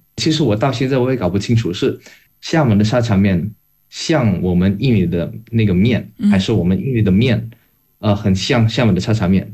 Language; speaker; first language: Chinese; non-native, fluent; Indonesian